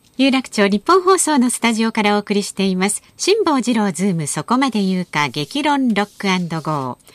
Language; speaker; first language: Japanese; native; Japanese